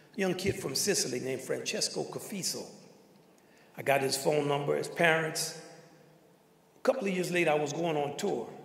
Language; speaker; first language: English; native; English